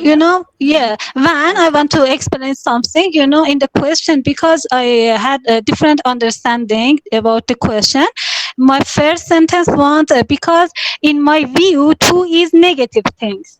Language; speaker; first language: English; non-native, learner; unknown